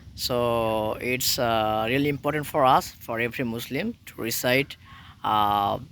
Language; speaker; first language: English; non-native, local second language; Bangla